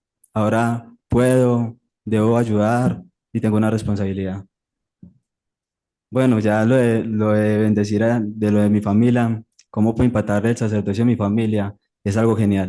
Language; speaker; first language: Spanish; native; Spanish